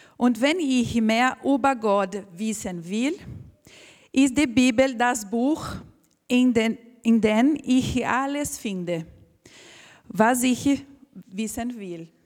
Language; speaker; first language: German; non-native, fluent; Portuguese